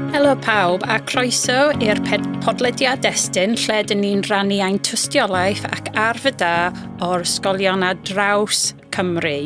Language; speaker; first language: Welsh; non-native, local second language; English